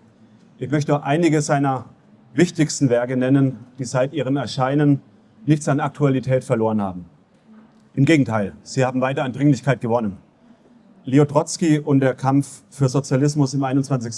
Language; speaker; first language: German; native; German